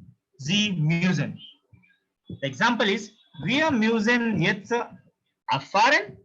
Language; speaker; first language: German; non-native, learner; Hindi